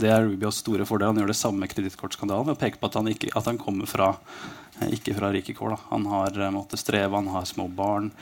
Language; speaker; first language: Norwegian; native; Norwegian